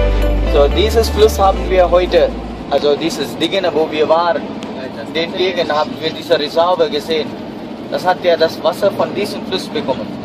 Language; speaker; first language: German; non-native, learner; Sinhala